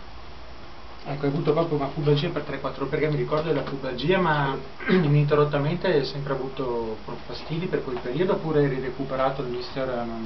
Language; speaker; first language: Italian; non-native, fluent; Slovenian